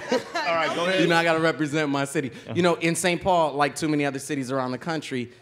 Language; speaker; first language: English; native; English